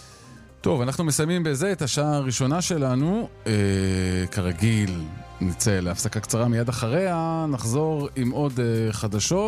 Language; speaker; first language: Hebrew; native; Hebrew